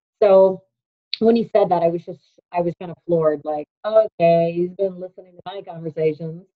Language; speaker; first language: English; native; English